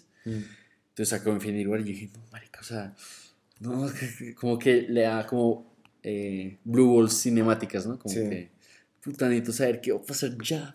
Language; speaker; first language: Spanish; native; Spanish